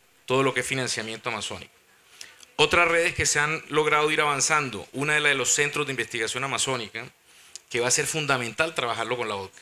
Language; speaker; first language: Spanish; native; Spanish